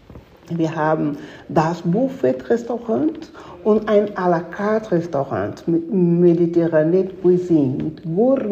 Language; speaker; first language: German; non-native, fluent; Spanish